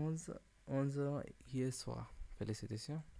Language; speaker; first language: French; non-native, learner; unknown